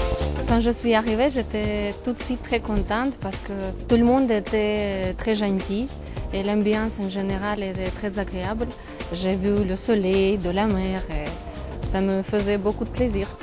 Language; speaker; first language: French; non-native, learner; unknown